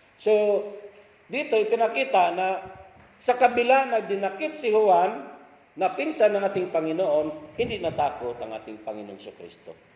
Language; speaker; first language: Filipino; non-native, local second language; Cebuano